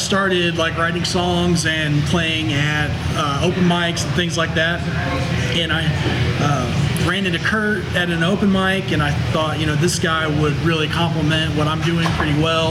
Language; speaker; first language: English; native; English